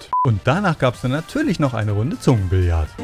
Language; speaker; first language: German; native; German